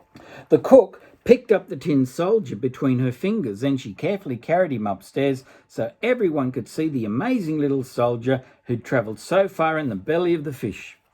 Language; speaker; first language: English; native; English